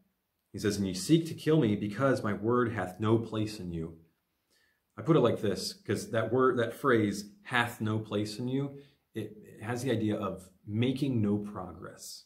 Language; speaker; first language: English; native; English